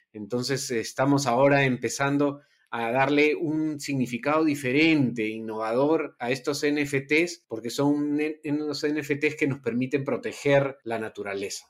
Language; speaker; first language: Spanish; native; Spanish